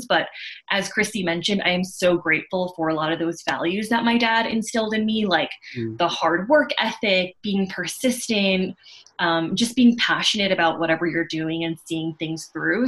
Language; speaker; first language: English; native; English